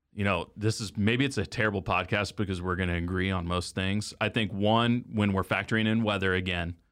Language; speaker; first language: English; native; English